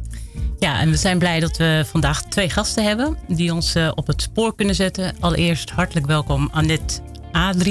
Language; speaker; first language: Dutch; native; Dutch